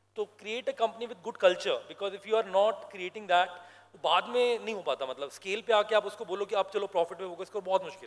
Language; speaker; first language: English; non-native, local second language; Hindi